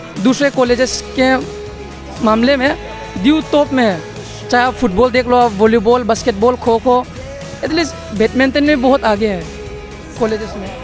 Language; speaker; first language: Hindi; non-native, local second language; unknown